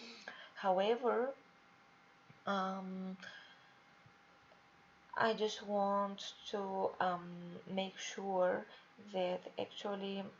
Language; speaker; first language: English; non-native, fluent; Bulgarian